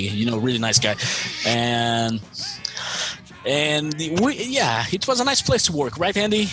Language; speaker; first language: English; non-native, fluent; Portuguese